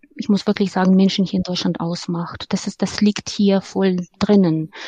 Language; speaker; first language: German; non-native, fluent; Ukrainian